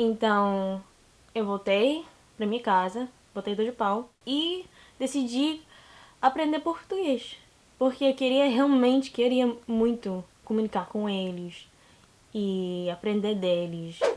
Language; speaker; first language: Portuguese; non-native, learner; English